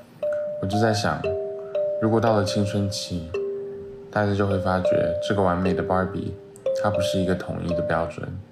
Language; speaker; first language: Chinese; native; Chinese